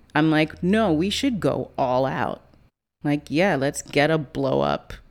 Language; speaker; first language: English; native; English